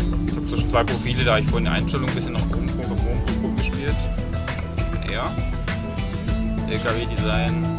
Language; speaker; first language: German; native; German